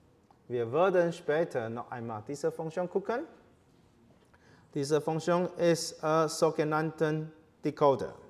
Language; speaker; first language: German; non-native, learner; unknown